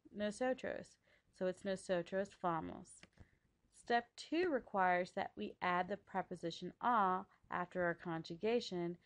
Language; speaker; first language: English; native; English